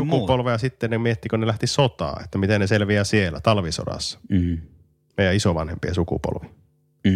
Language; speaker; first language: Finnish; native; Finnish